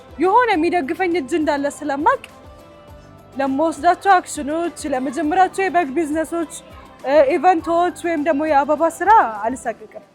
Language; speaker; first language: Amharic; native; Amharic